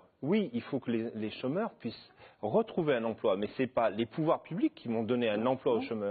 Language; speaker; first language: French; native; French